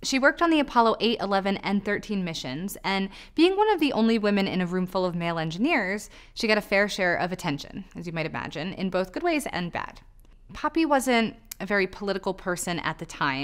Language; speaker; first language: English; native; English